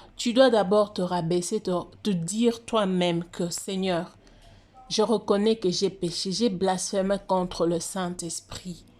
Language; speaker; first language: French; non-native, local second language; Lingala